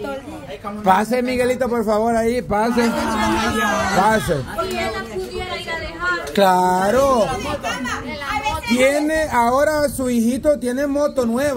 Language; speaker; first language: Spanish; native; Spanish